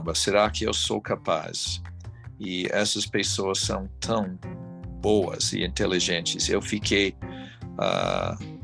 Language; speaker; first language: Portuguese; non-native, fluent; English